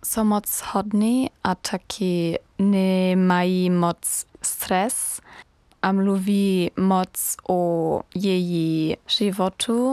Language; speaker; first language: Czech; non-native, learner; German